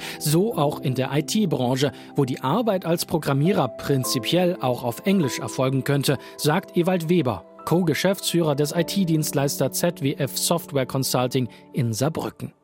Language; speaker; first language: German; native; German